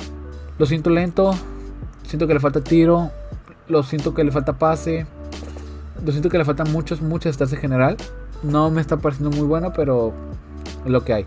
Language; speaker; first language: Spanish; native; Spanish